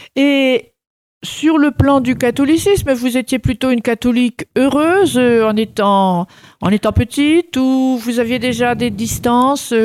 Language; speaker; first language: French; native; French